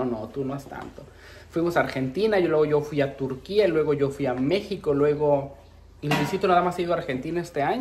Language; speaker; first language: Spanish; native; Spanish